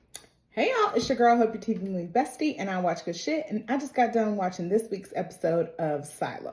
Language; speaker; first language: English; native; English